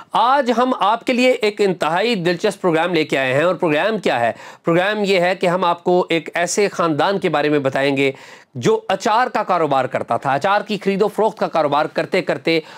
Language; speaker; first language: Urdu; native; Urdu